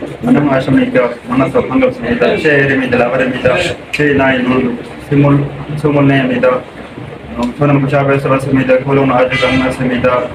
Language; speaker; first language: Korean; non-native, learner; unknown